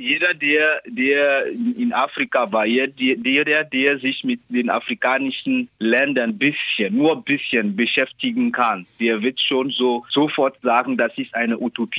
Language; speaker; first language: German; non-native, local second language; French